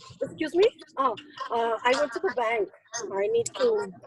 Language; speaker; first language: English; non-native, learner; Spanish